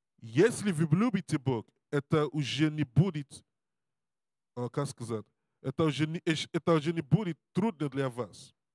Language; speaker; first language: Russian; non-native, learner; English